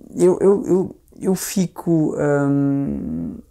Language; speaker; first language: Portuguese; native; Portuguese